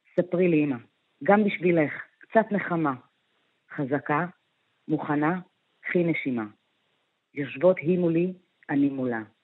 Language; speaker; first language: Hebrew; early bilingual, other home language; Amharic